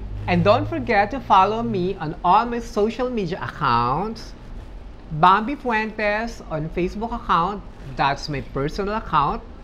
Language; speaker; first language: English; non-native, local second language; Filipino